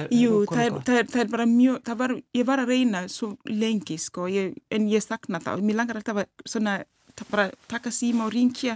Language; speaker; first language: Icelandic; non-native, fluent; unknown